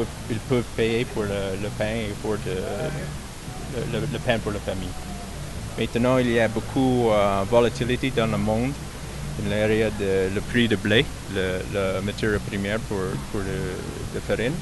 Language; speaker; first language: French; non-native, learner; English